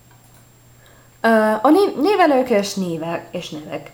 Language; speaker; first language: Hungarian; non-native, learner; Italian